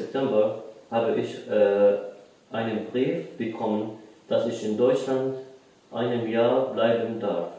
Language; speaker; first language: German; non-native, learner; Arabic